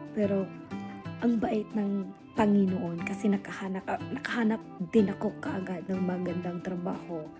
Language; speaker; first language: Filipino; non-native, local second language; Cebuano